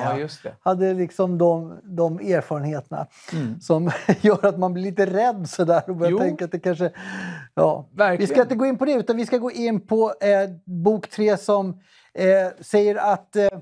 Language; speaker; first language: Swedish; native; Swedish